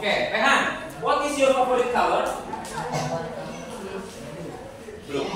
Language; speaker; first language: English; non-native, fluent; Indonesian